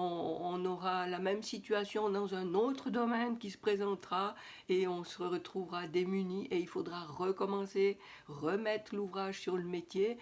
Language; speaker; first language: French; native; French